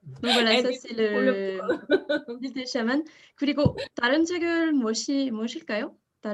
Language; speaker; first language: Korean; non-native, learner; French